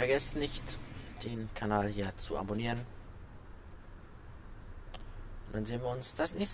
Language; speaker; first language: German; native; German